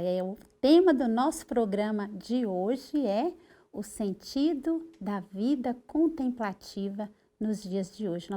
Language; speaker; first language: Portuguese; native; Portuguese